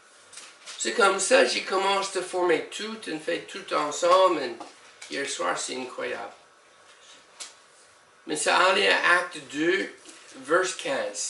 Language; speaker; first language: French; non-native, learner; English